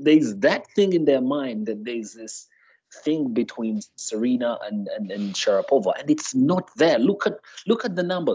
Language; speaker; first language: English; non-native, local second language; Ganda